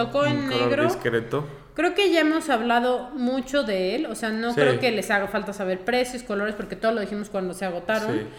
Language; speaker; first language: Spanish; native; Spanish